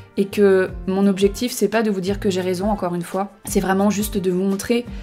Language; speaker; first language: French; native; French